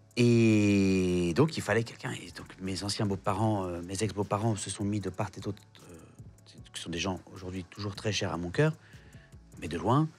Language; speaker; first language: French; native; French